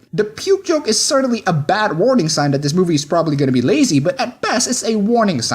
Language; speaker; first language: English; non-native, fluent; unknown